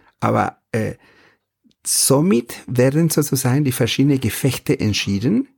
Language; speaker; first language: German; non-native, fluent; Spanish